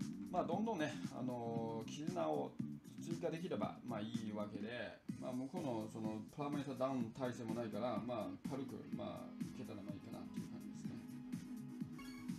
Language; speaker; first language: Japanese; native; Japanese